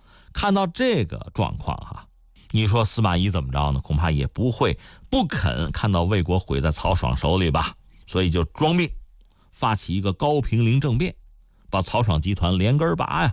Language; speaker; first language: Chinese; native; Chinese